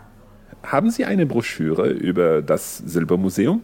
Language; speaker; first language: German; non-native, fluent; English